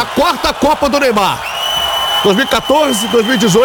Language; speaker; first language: Portuguese; native; Portuguese